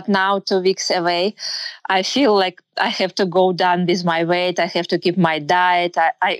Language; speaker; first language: English; non-native, learner; Russian